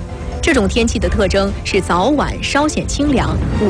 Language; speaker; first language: Chinese; native; Chinese